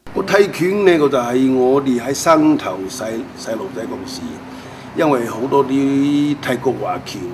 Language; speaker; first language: Cantonese; non-native, local second language; Min Nan Chinese